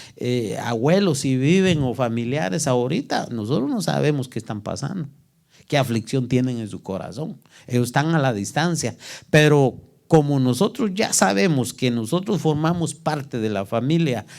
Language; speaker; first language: Spanish; native; Spanish